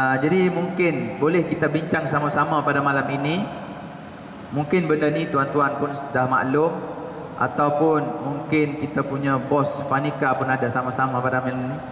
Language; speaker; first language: Malay; native; Malay